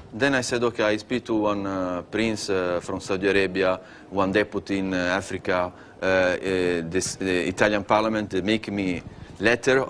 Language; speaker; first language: English; non-native, learner; Italian